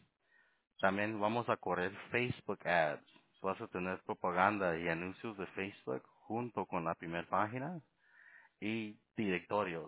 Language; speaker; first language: Spanish; early bilingual, heritage; Spanish